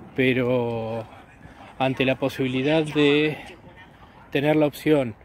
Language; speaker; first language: Spanish; native; Spanish